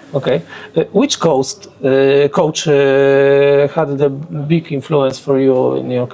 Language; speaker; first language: English; non-native, learner; Polish